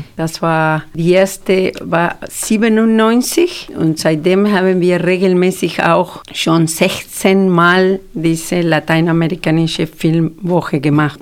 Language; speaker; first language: German; non-native, fluent; Spanish